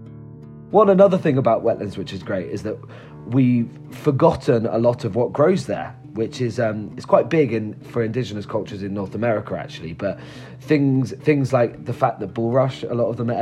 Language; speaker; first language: English; native; English